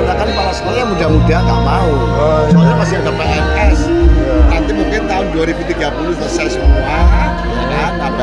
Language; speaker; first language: Indonesian; native; Indonesian